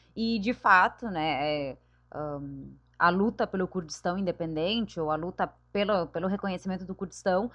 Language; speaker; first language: Portuguese; non-native, fluent; Spanish